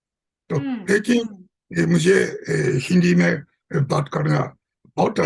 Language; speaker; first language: Hindi; non-native, fluent; Japanese